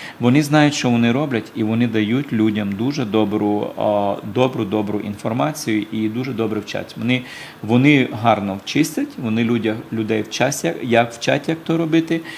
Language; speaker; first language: Ukrainian; native; Ukrainian